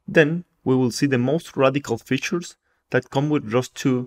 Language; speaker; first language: English; non-native, fluent; Spanish